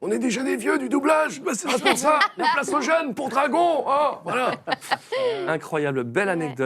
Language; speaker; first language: French; native; French